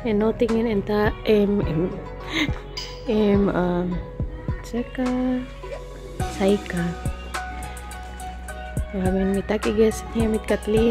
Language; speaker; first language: German; non-native, learner; Cebuano